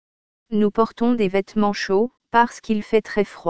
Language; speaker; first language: French; non-native, learner; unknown